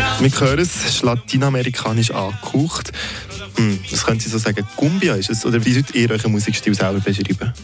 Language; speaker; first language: German; native; German